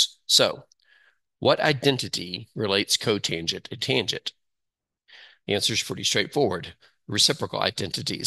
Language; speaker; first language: English; native; English